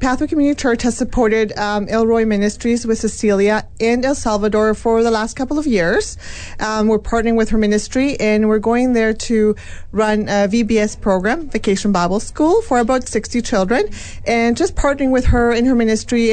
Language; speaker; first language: English; non-native, fluent; Spanish